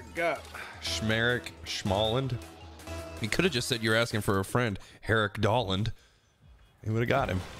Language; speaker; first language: English; native; English